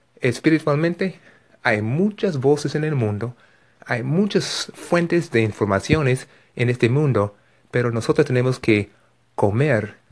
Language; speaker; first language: Spanish; non-native, fluent; English